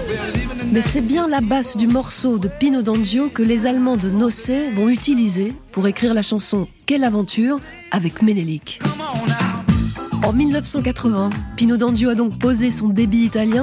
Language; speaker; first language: French; native; French